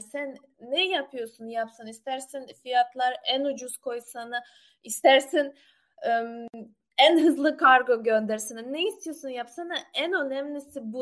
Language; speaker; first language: Turkish; non-native, learner; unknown